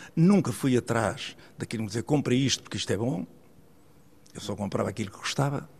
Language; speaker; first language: Portuguese; native; Portuguese